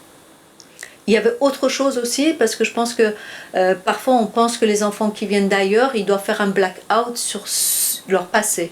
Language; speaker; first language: French; non-native, fluent; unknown